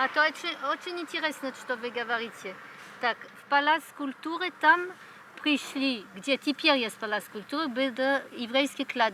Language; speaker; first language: Russian; non-native, learner; French